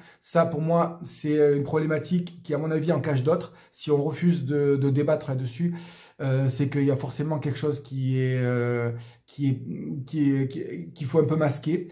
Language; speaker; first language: French; native; French